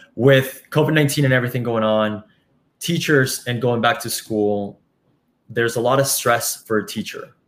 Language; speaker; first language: English; early bilingual, other home language; Spanish